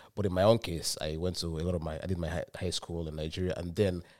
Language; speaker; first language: English; non-native, local second language; Yoruba